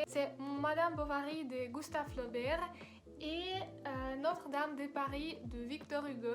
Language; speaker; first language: French; non-native, learner; Russian